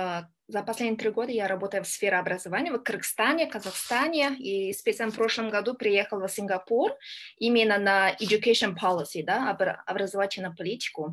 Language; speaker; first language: Russian; non-native, learner; Kyrgyz